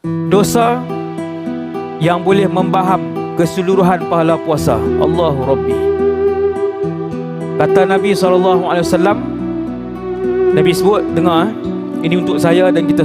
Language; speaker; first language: Malay; native; Malay